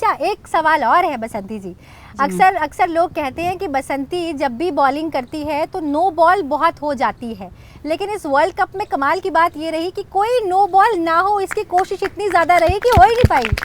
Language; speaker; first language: Hindi; native; Hindi